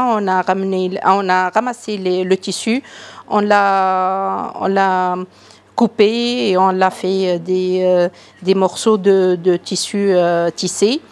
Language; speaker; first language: French; non-native, local second language; Arabic